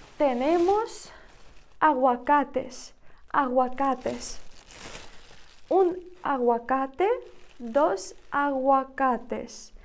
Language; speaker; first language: Spanish; non-native, learner; Ukrainian